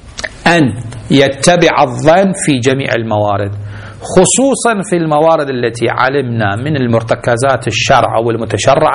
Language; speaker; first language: Arabic; native; Arabic